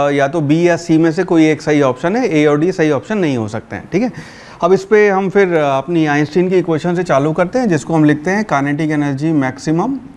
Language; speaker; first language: Hindi; native; Hindi